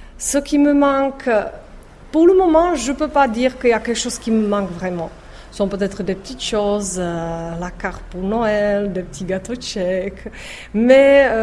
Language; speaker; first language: French; non-native, fluent; Czech